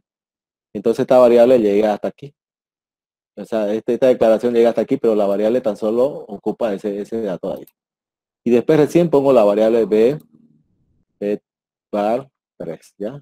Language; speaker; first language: Spanish; native; Spanish